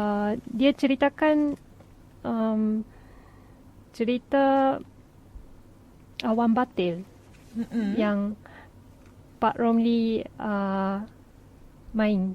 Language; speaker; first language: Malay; non-native, fluent; Japanese